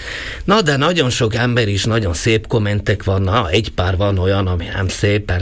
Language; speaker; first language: Hungarian; non-native, local second language; Slovak